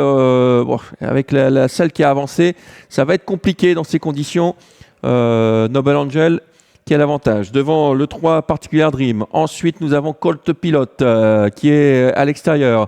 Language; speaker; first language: French; native; French